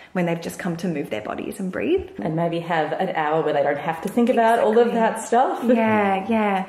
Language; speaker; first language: English; native; English